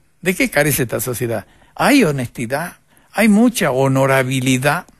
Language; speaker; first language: Spanish; native; Spanish